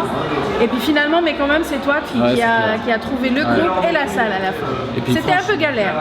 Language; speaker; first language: French; native; French